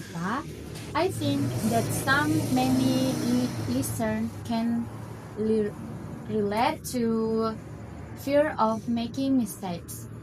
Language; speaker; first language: English; non-native, learner; Indonesian